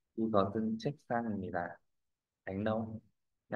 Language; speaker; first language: Vietnamese; native; Vietnamese